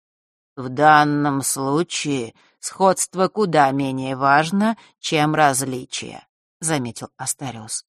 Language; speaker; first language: Russian; native; Russian